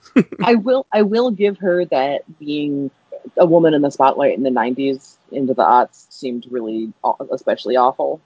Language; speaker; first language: English; native; English